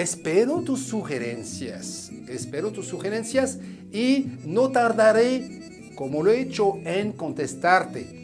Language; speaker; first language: Spanish; non-native, fluent; French